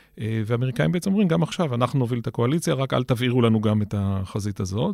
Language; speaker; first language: Hebrew; native; Hebrew